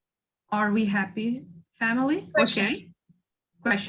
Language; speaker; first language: English; non-native, fluent; Kyrgyz